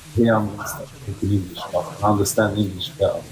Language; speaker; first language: English; early bilingual, other home language; Albanian